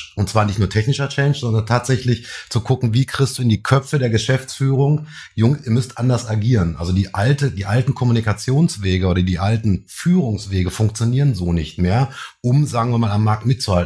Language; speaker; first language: German; native; German